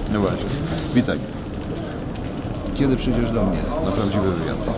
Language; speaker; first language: Polish; native; Polish